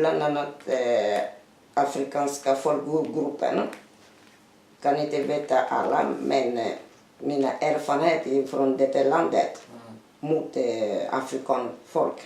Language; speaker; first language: Swedish; non-native, learner; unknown